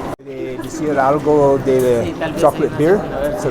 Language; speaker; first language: Spanish; non-native, learner; English